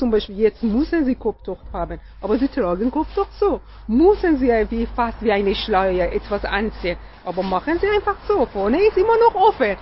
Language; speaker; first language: German; non-native, learner; Persian